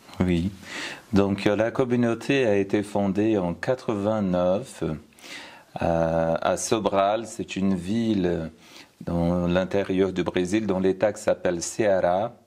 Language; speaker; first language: French; non-native, fluent; Portuguese